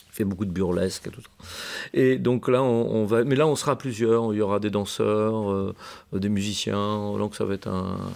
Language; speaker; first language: French; native; French